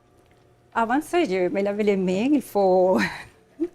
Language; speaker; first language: French; non-native, learner; Spanish